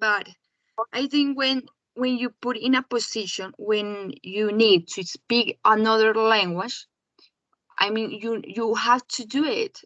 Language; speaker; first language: English; non-native, learner; Spanish